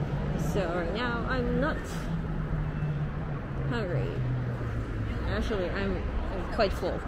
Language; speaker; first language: English; non-native, fluent; Korean